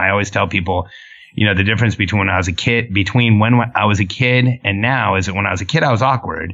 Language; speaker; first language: English; early bilingual, other home language; Spanish